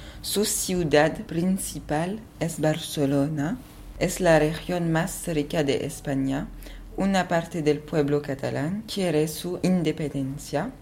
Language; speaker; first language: Spanish; non-native, learner; French